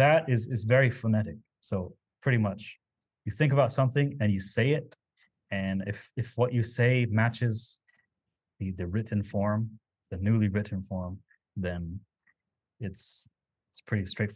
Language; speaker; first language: English; early bilingual, other home language; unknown